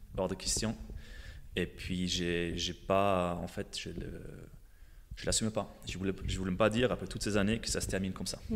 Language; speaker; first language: French; non-native, fluent; German